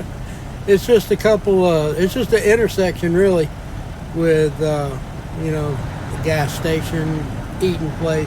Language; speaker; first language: English; native; English